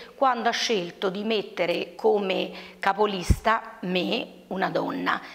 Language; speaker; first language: Italian; native; Italian